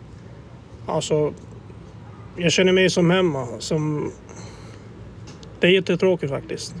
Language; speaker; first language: Swedish; non-native, fluent; Albanian